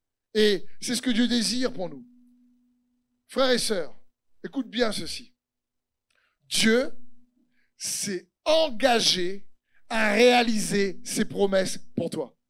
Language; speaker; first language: French; native; French